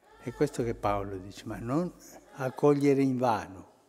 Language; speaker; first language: Italian; non-native, fluent; Spanish